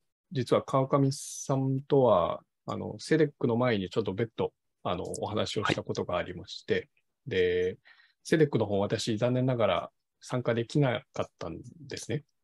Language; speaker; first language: Japanese; native; Japanese